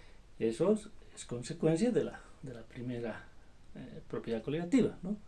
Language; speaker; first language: Spanish; native; Spanish